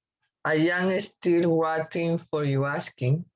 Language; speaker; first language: English; non-native, learner; Spanish